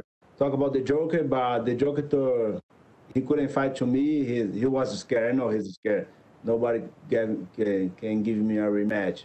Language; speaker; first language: English; non-native, learner; Portuguese